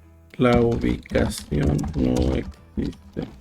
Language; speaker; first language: Spanish; native; Spanish